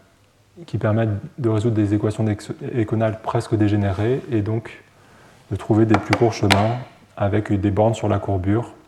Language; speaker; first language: French; native; French